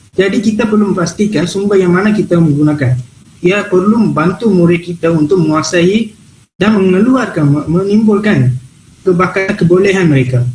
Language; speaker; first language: Malay; non-native, local second language; Tamil